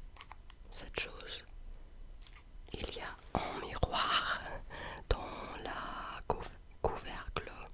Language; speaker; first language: French; non-native, learner; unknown